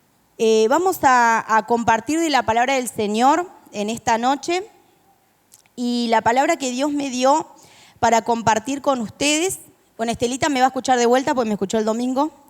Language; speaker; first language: Spanish; native; Spanish